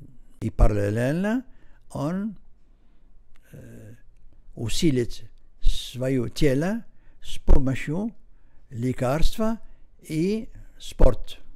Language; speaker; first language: Russian; non-native, learner; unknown